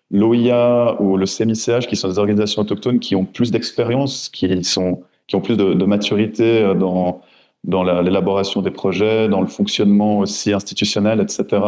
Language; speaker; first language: French; native; French